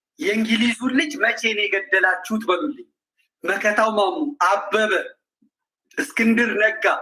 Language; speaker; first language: Amharic; native; Amharic